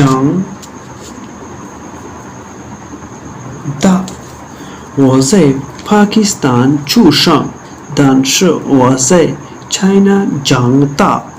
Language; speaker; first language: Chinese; non-native, fluent; Urdu